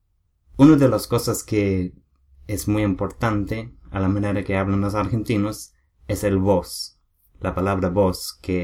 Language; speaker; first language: Spanish; non-native, learner; English